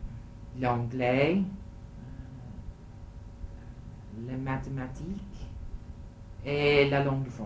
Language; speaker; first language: French; non-native, learner; English